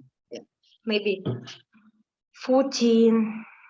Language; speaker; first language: English; non-native, learner; Russian